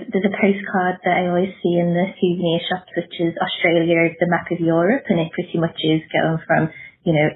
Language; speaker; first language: English; native; English